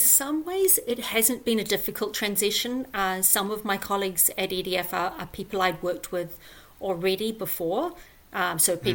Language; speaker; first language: English; native; English